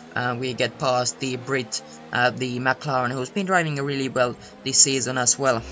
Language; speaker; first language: English; non-native, fluent; Finnish